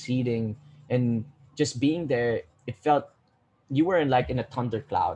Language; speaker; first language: English; non-native, local second language; Filipino